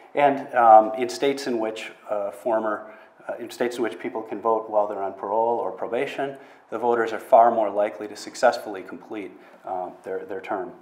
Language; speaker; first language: English; native; English